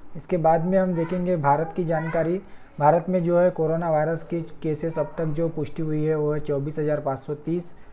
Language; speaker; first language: Hindi; non-native, local second language; Marathi